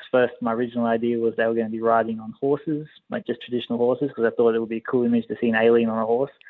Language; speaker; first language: English; native; English